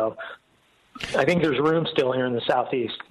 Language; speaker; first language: English; native; English